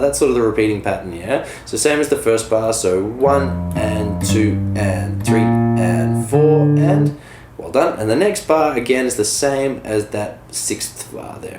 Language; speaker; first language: English; native; English